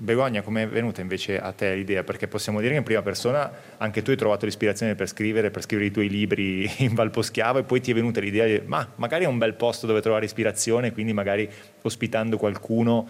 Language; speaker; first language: Italian; native; Italian